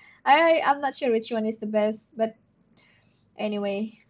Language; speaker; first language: English; non-native, fluent; Indonesian